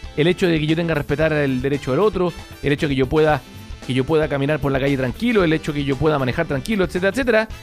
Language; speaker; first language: Spanish; native; Spanish